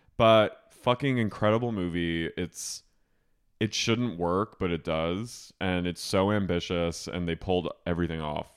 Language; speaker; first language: English; native; English